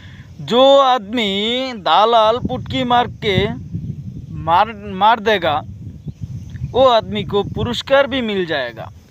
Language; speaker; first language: Hindi; non-native, learner; Bangla